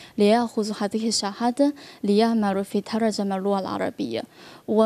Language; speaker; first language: Arabic; non-native, learner; Chinese